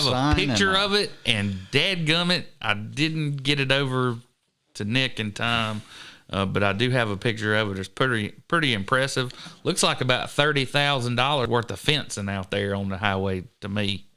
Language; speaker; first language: English; native; English